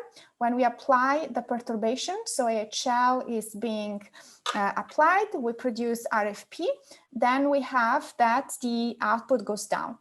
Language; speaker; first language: English; non-native, fluent; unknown